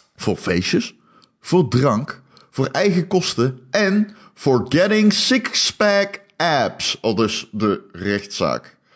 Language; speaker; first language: Dutch; native; Dutch